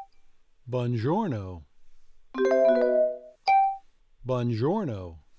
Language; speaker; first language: Italian; non-native, learner; English